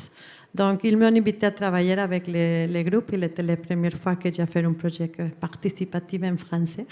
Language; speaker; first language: French; non-native, fluent; Spanish